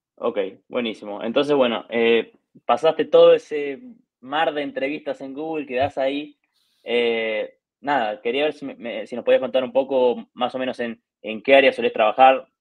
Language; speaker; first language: Spanish; native; Spanish